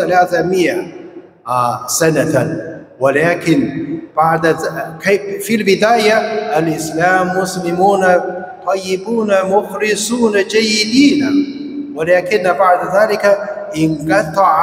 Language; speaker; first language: Arabic; non-native, fluent; Chinese